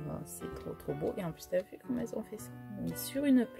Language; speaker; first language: French; native; French